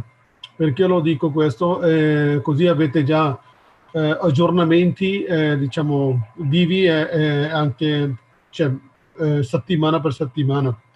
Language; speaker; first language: Italian; non-native, learner; Hindi